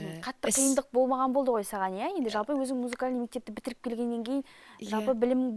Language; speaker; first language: Kazakh; native; Kazakh